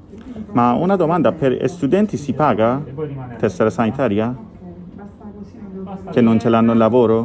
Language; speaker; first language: Italian; non-native, learner; Persian